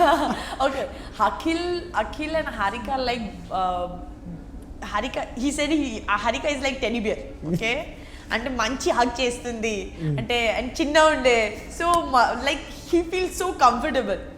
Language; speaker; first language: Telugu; non-native, learner; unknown